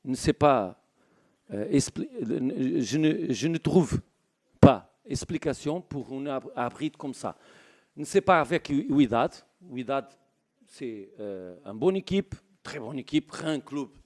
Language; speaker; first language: French; non-native, learner; Portuguese